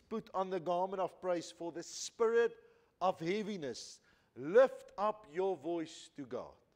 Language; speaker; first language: English; non-native, local second language; Afrikaans